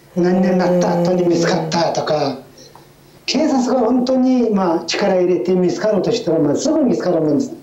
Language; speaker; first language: Japanese; non-native, fluent; Mongolian